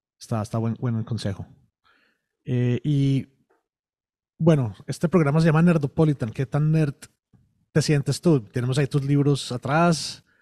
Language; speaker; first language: Spanish; native; Spanish